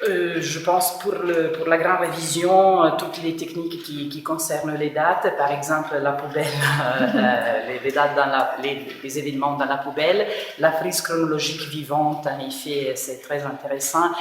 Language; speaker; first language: French; non-native, fluent; Italian